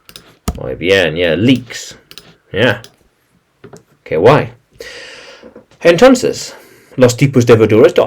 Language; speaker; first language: Spanish; non-native, learner; English